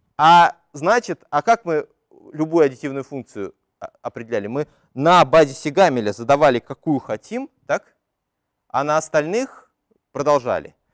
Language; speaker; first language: Russian; native; Russian